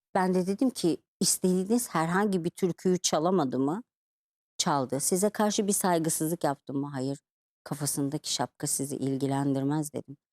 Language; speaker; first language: Turkish; native; Turkish